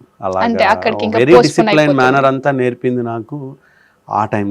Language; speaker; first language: Telugu; native; Telugu